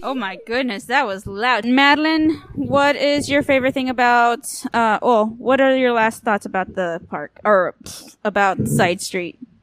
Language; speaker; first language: English; native; English